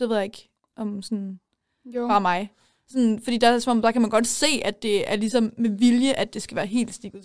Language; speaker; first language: Danish; native; Danish